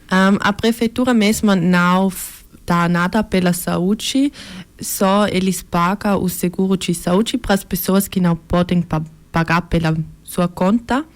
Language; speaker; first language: Portuguese; early bilingual, heritage; Portuguese